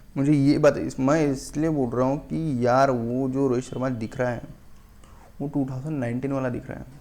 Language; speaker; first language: Hindi; non-native, local second language; Marathi